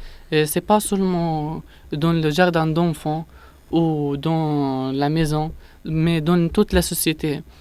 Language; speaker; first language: French; non-native, learner; Arabic